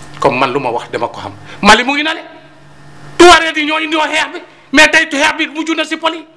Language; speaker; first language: Wolof; non-native, local second language; Fula